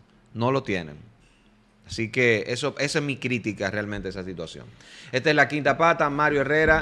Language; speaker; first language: Spanish; native; Spanish